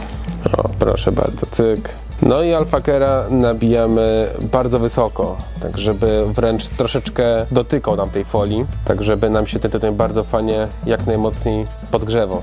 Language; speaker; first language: Polish; native; Polish